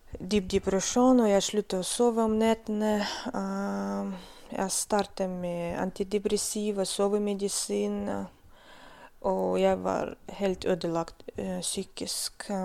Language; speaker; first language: Norwegian; non-native, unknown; Russian